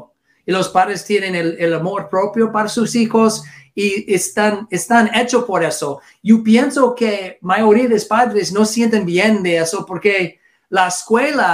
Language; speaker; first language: Spanish; non-native, learner; English